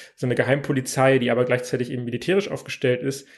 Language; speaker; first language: German; native; German